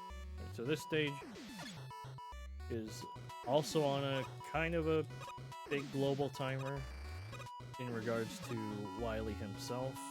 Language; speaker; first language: English; native; English